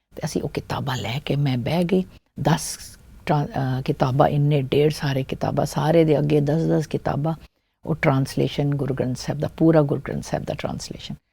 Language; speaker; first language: Punjabi; early bilingual, heritage; Punjabi